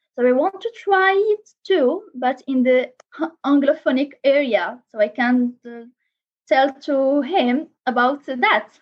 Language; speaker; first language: English; non-native, learner; Arabic